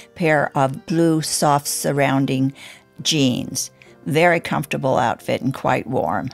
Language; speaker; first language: English; native; English